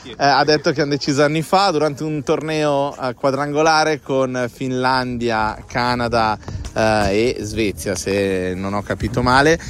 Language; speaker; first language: Italian; native; Italian